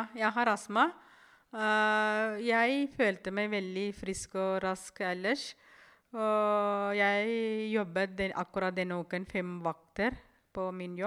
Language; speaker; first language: Norwegian; non-native, fluent; Tamil